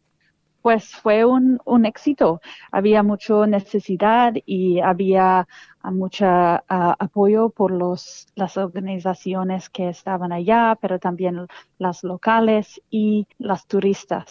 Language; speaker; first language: Spanish; non-native, fluent; English